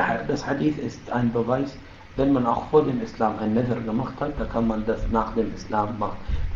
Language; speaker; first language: German; non-native, fluent; Arabic